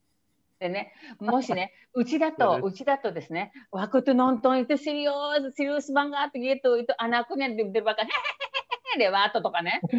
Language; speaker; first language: Indonesian; non-native, fluent; Japanese